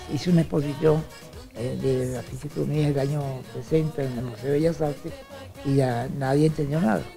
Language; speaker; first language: Spanish; native; Spanish